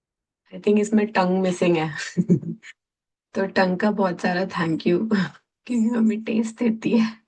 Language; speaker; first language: Hindi; native; Hindi